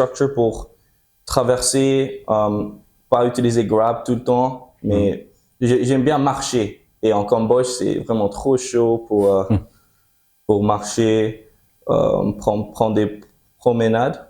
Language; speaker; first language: French; early bilingual, heritage; French